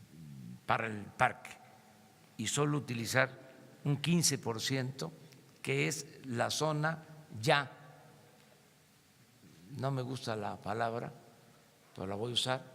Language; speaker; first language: Spanish; native; Spanish